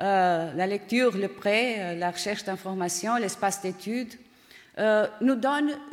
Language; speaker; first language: French; non-native, fluent; Portuguese